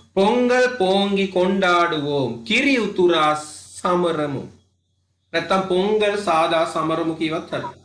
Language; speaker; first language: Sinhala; native; Sinhala